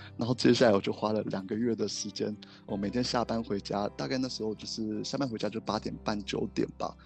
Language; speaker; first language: Chinese; native; Chinese